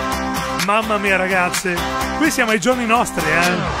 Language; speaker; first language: Italian; native; Italian